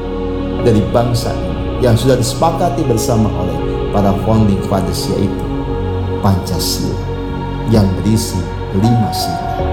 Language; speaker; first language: Indonesian; native; Indonesian